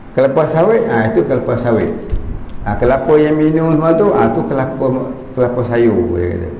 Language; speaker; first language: Malay; native; Malay